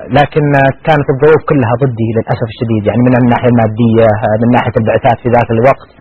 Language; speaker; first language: Arabic; native; Arabic